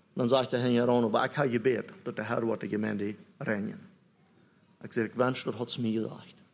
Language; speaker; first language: German; native; German